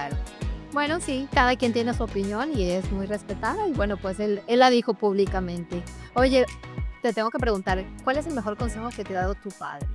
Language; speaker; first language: Spanish; native; Spanish